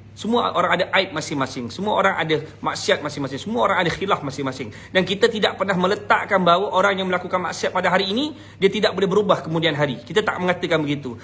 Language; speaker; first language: Malay; native; Malay